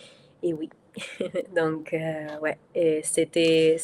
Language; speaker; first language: French; non-native, fluent; Spanish